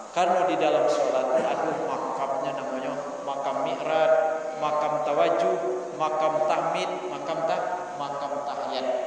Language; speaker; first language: Malay; non-native, local second language; Minangkabau